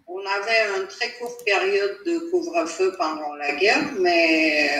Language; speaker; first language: French; non-native, fluent; Armenian